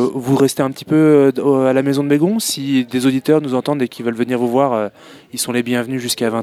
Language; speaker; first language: French; native; French